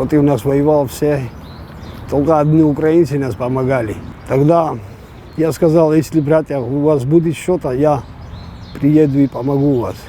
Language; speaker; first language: Ukrainian; non-native, learner; Georgian